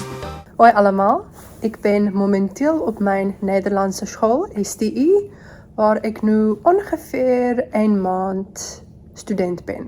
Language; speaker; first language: Dutch; non-native, learner; Afrikaans